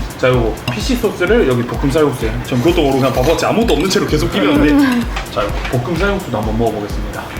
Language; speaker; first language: Korean; native; Korean